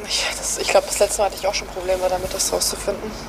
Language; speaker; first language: German; early bilingual, other home language; Greek